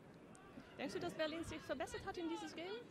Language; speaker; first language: German; non-native, learner; Dutch